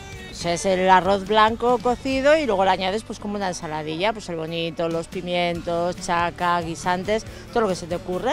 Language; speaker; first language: Spanish; native; Spanish